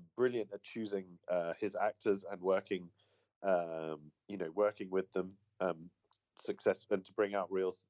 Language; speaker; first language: English; native; English